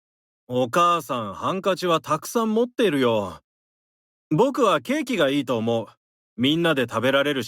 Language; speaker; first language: Japanese; non-native, learner; Indonesian